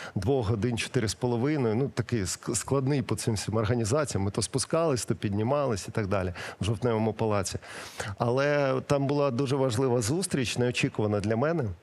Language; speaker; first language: Ukrainian; non-native, local second language; Russian